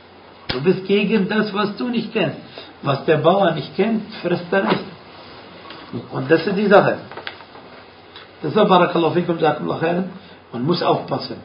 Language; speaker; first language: German; non-native, fluent; Arabic